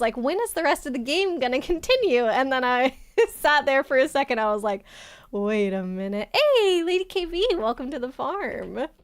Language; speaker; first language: English; native; English